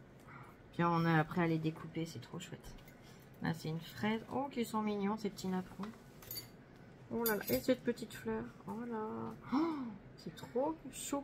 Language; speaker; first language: French; native; French